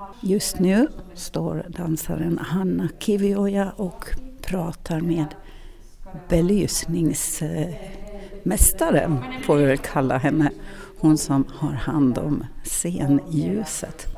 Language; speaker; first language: Swedish; native; Swedish